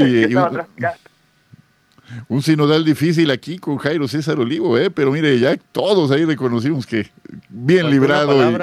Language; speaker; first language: Spanish; native; Spanish